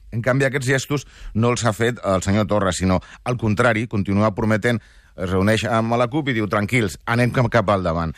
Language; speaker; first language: Catalan; non-native, local second language; Spanish